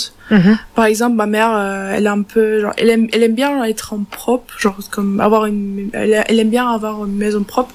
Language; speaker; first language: French; non-native, learner; Turkish